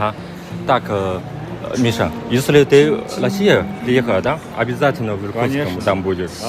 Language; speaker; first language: Russian; non-native, learner; Chinese